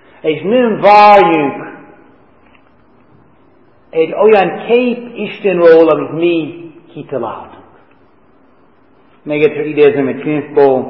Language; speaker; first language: Hungarian; non-native, fluent; English